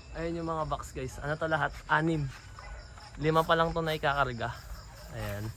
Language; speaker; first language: Filipino; native; Filipino